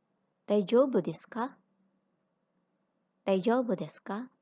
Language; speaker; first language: Japanese; non-native, learner; Filipino